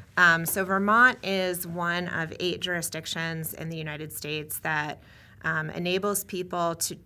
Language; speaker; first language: English; native; English